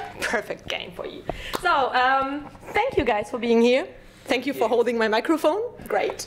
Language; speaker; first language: English; non-native, fluent; German